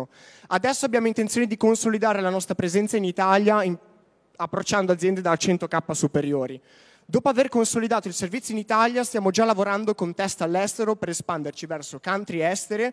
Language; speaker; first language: Italian; native; Italian